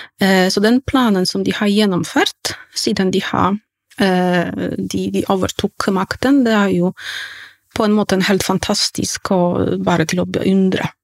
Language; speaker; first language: Norwegian; non-native, fluent; Polish